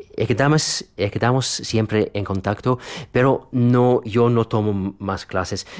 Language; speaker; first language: Spanish; non-native, fluent; Russian